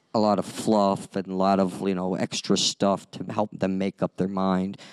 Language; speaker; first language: English; native; English